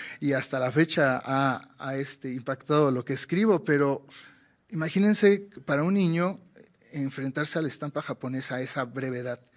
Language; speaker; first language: Spanish; native; Spanish